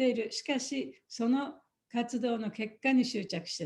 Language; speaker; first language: Japanese; native; Japanese